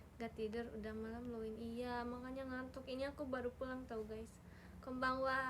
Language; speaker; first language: Indonesian; native; Indonesian